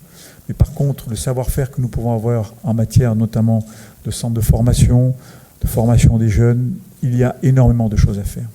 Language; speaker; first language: French; native; French